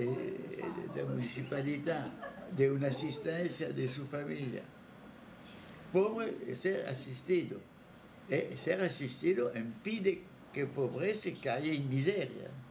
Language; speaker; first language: Spanish; non-native, fluent; French